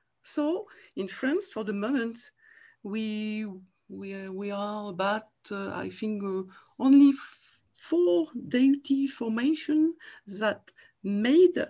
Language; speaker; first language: English; non-native, learner; French